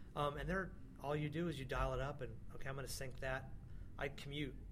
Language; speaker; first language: English; native; English